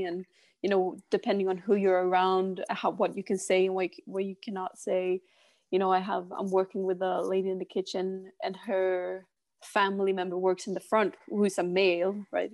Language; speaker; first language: English; non-native, fluent; Swedish